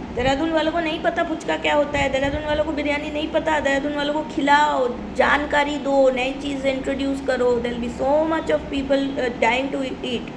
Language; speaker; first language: Hindi; non-native, local second language; Bangla